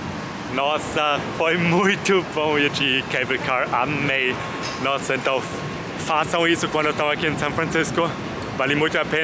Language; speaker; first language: Portuguese; non-native, fluent; German